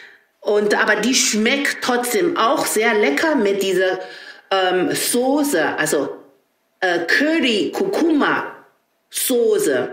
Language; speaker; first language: German; non-native, learner; Chinese